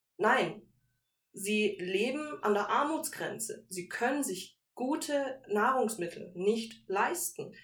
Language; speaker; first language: German; native; German